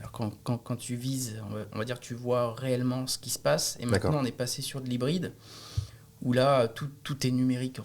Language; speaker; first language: French; native; French